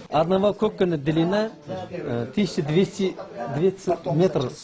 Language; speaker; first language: Russian; non-native, local second language; Uzbek